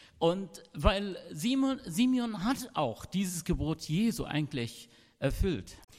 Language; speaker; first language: German; non-native, fluent; Arabic